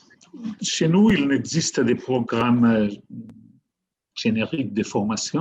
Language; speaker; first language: French; non-native, fluent; Catalan